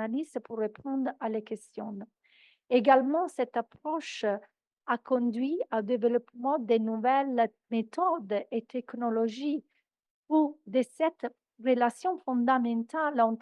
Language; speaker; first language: French; non-native, fluent; Italian